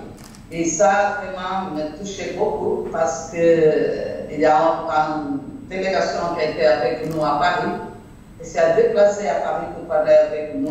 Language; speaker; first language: French; non-native, learner; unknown